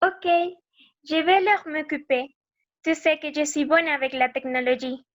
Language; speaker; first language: French; non-native, learner; Spanish